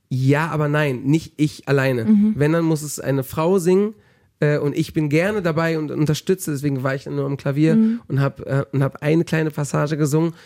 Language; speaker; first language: German; early bilingual, heritage; German